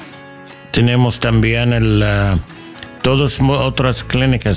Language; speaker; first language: Spanish; non-native, learner; English